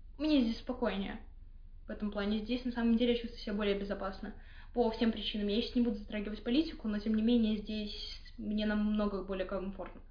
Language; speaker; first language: Russian; native; Russian